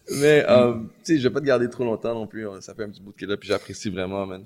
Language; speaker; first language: French; native; French